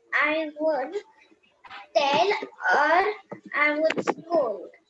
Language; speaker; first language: English; non-native, learner; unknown